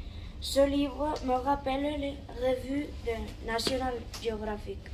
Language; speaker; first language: French; non-native, learner; Catalan